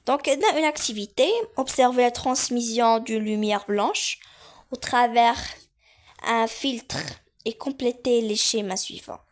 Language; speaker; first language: French; non-native, local second language; Arabic